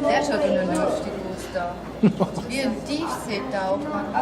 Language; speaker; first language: German; native; German